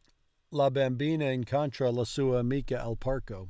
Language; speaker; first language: Italian; non-native, learner; English